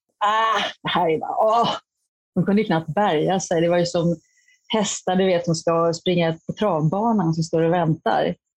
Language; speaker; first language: Swedish; native; Swedish